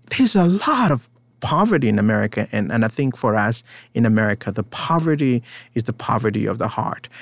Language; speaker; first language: English; non-native, local second language; Ganda